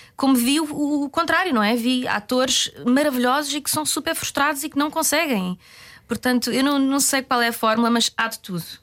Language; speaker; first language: Portuguese; native; Portuguese